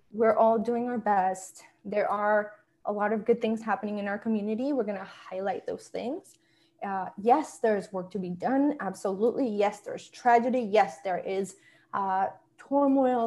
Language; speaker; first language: English; early bilingual, other home language; Spanish